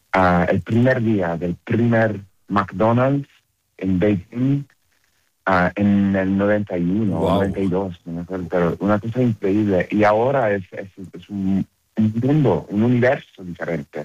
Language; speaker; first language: Spanish; non-native, learner; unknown